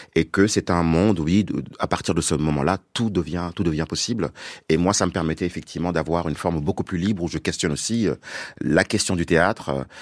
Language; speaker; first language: French; non-native, local second language; Wolof